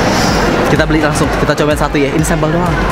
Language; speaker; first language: Indonesian; native; Indonesian